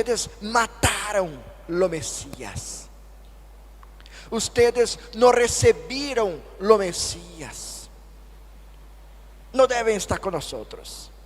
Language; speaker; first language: Spanish; non-native, fluent; Portuguese